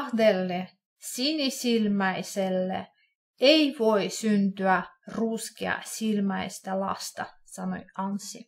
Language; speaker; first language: Finnish; non-native, fluent; Russian